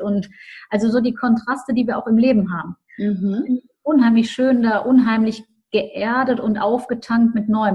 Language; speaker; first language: German; native; German